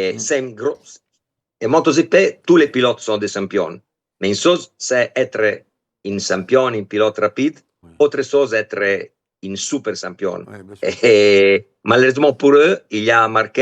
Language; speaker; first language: French; non-native, fluent; Italian